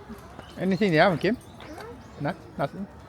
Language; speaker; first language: English; non-native, learner; Vietnamese